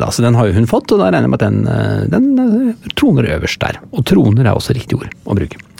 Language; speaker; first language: Norwegian; native; Norwegian